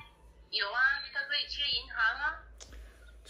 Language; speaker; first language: Chinese; non-native, learner; Vietnamese